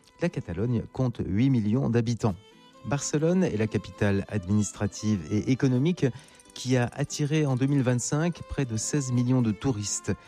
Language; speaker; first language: French; native; French